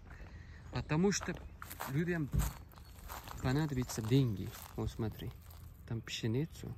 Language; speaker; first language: Russian; non-native, learner; Uzbek